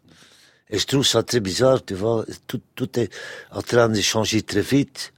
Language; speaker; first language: French; non-native, local second language; Dutch